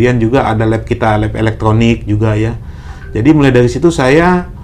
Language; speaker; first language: Indonesian; native; Indonesian